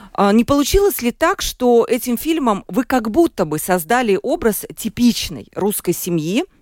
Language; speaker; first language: Russian; native; Russian